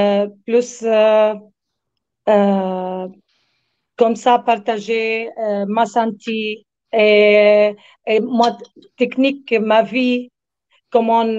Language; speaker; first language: French; non-native, learner; Arabic